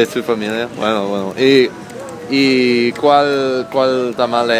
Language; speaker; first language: Spanish; non-native, learner; English